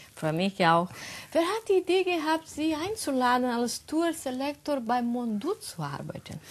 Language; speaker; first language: German; non-native, learner; Portuguese